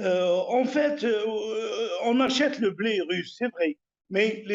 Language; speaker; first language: French; non-native, local second language; Arabic